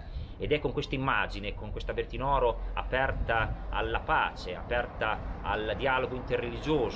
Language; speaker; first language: Italian; native; Italian